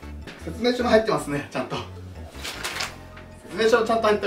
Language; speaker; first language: Japanese; native; Japanese